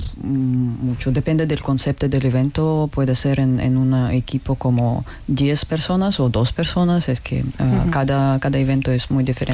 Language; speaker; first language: Spanish; non-native, learner; Russian